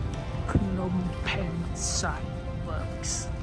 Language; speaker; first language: English; non-native, learner; Khmer